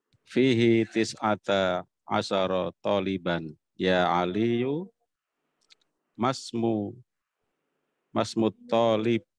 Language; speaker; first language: Arabic; non-native, learner; Indonesian